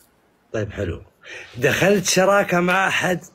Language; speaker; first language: Arabic; native; Arabic